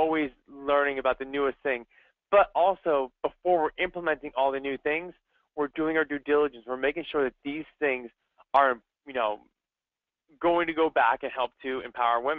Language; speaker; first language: English; native; English